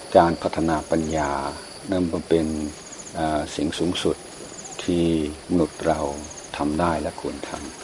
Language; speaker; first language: Thai; non-native, fluent; English